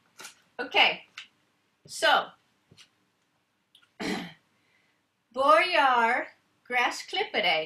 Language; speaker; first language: Swedish; non-native, learner; English